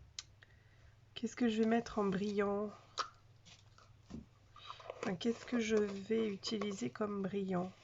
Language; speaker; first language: French; native; French